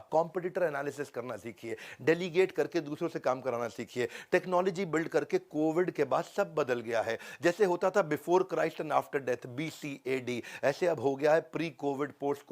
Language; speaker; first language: Hindi; native; Hindi